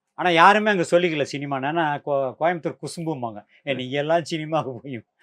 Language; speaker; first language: Tamil; native; Tamil